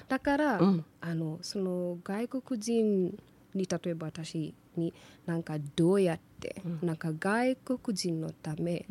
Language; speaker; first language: Japanese; non-native, learner; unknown